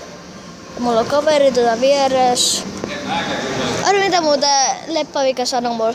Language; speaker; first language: Finnish; native; Finnish